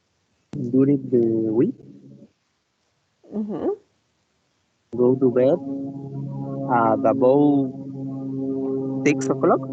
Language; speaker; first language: English; non-native, learner; Spanish